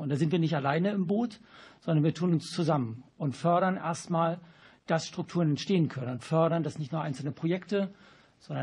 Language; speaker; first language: German; native; German